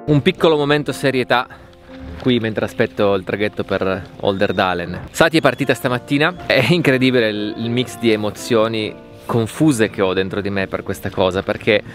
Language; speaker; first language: Italian; native; Italian